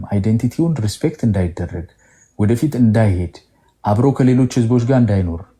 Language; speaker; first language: Amharic; non-native, local second language; Oromo